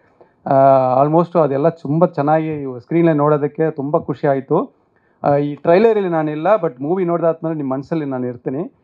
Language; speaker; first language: Kannada; non-native, fluent; Tamil